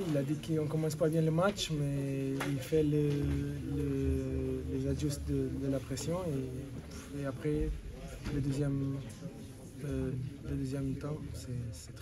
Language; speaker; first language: French; non-native, learner; Portuguese